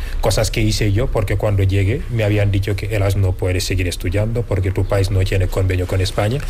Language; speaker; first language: Spanish; non-native, fluent; Wolof